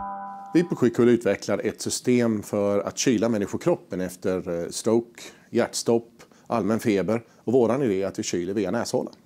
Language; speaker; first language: Swedish; native; Swedish